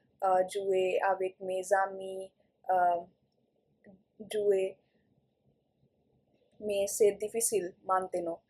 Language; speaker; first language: French; non-native, learner; Punjabi